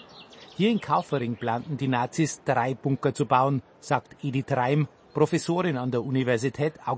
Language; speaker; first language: German; native; German